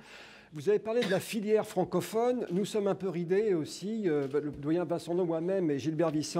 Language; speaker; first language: French; native; French